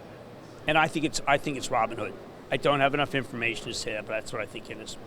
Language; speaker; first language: English; native; English